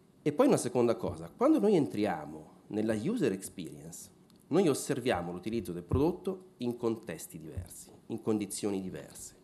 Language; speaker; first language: Italian; native; Italian